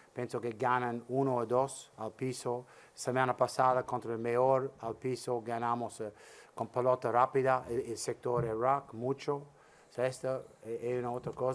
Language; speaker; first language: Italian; non-native, learner; English